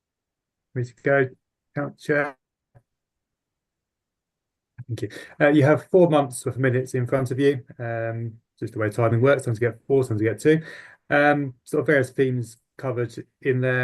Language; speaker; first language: English; native; English